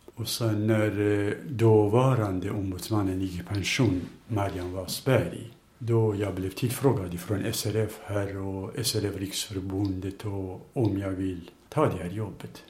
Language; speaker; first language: Swedish; non-native, fluent; Kurdish